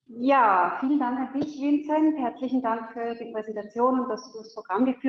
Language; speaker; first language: German; native; German